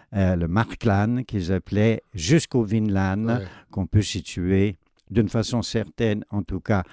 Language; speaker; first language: French; native; French